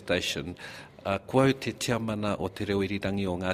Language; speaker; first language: English; native; English